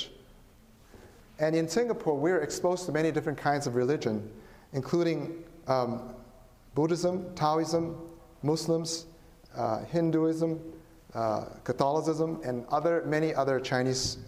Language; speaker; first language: English; non-native, local second language; Chinese